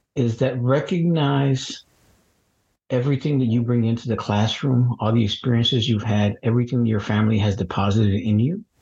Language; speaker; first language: English; early bilingual, other home language; Spanish